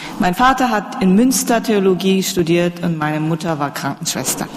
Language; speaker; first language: German; early bilingual, heritage; Korean